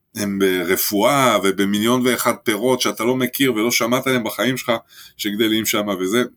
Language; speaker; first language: Hebrew; early bilingual, other home language; French